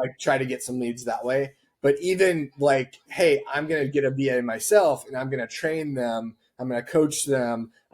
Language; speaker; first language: English; native; English